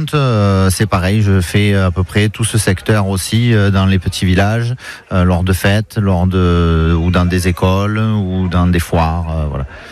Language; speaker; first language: French; native; French